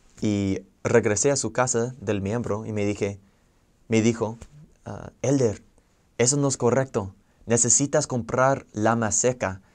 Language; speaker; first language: Spanish; non-native, fluent; English